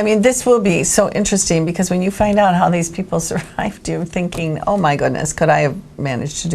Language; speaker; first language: English; native; English